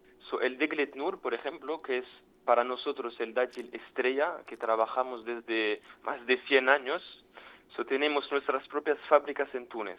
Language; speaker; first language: Spanish; non-native, fluent; French